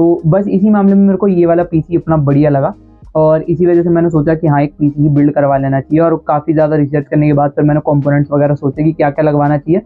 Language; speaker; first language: Hindi; native; Hindi